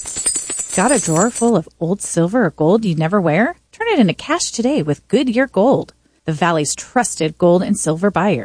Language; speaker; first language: English; native; English